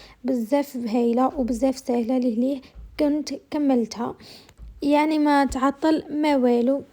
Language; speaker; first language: Arabic; native; Arabic